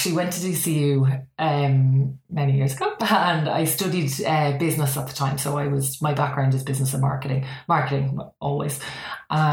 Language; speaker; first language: English; native; English